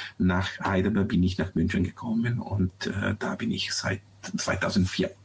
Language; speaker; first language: German; non-native, fluent; Italian